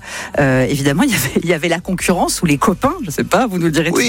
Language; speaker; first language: French; native; French